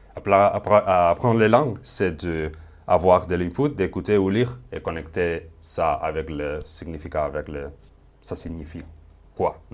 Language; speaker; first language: French; non-native, fluent; Spanish